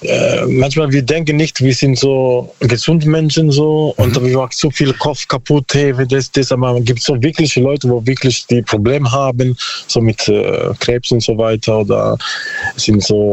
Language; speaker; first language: German; non-native, learner; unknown